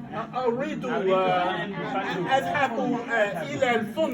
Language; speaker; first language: Arabic; non-native, learner; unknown